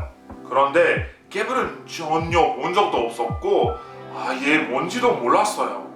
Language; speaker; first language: Korean; non-native, fluent; English